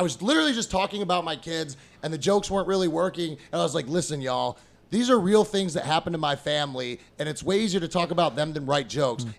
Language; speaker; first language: English; native; English